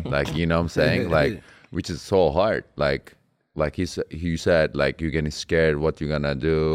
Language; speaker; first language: English; non-native, learner; Turkish